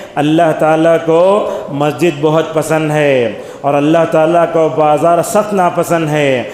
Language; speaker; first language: Urdu; native; Urdu